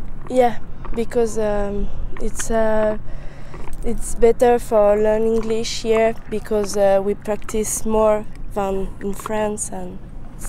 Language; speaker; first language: English; non-native, learner; French